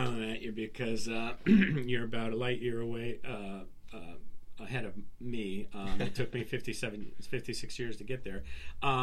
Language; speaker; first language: English; early bilingual, other home language; Serbian